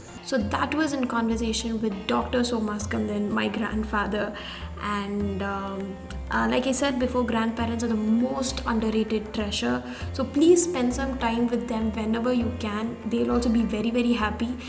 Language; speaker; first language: English; non-native, local second language; Tamil